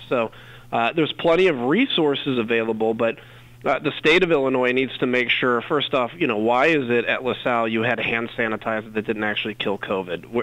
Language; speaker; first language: English; native; English